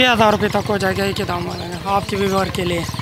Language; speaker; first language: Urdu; non-native, local second language; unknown